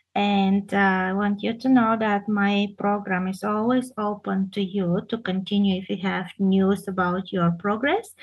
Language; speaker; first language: English; non-native, fluent; Bulgarian